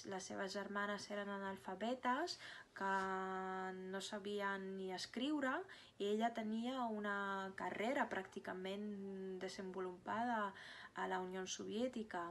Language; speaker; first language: Catalan; non-native, fluent; Russian